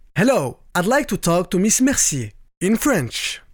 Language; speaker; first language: English; non-native, fluent; French